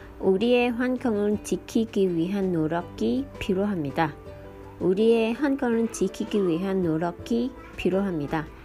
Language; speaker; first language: Korean; non-native, fluent; Vietnamese